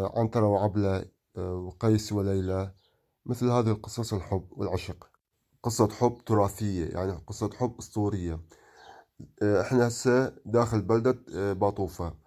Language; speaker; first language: Arabic; non-native, local second language; Kurdish